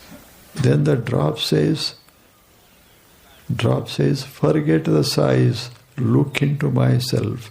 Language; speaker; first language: English; non-native, local second language; Kannada